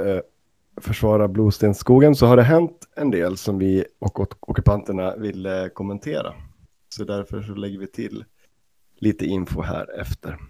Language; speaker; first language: Swedish; native; Swedish